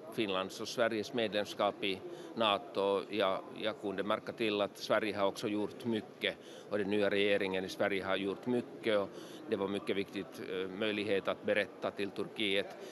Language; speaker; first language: Swedish; non-native, local second language; Finnish